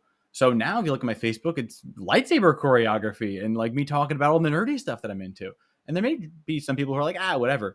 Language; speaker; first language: English; native; English